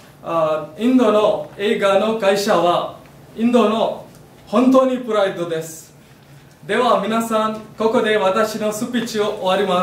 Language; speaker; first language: Japanese; non-native, learner; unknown